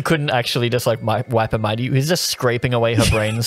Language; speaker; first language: English; native; English